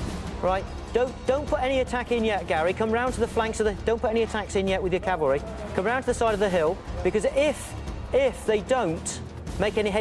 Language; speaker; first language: English; native; English